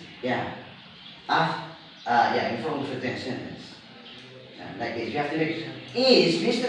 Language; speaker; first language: English; non-native, learner; Indonesian